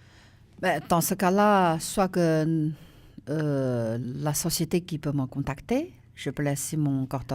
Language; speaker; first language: French; non-native, learner; Chinese